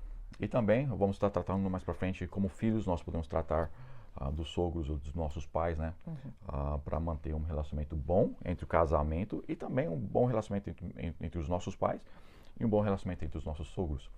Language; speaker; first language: Portuguese; non-native, fluent; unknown